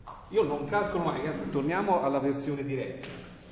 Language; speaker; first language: Italian; native; Italian